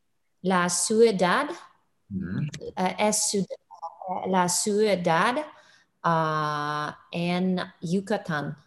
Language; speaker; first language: Spanish; non-native, learner; English